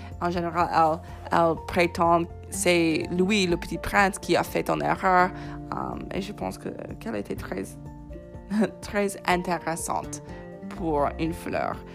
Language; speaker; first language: French; non-native, fluent; English